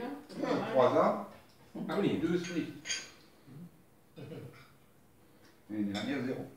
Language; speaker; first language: French; native; French